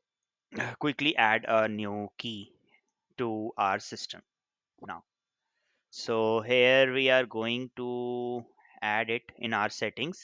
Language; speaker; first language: English; non-native, local second language; Hindi